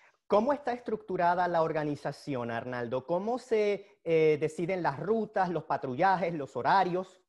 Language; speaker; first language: Spanish; native; Spanish